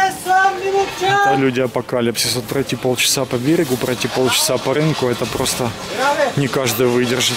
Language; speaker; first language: Russian; native; Russian